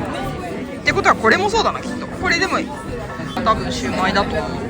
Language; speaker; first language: Japanese; native; Japanese